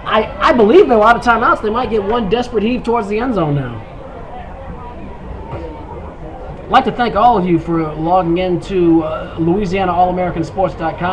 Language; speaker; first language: English; native; English